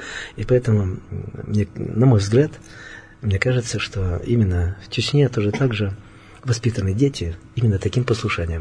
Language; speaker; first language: Russian; native; Russian